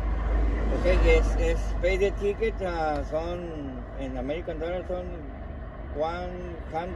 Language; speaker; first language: English; non-native, learner; Spanish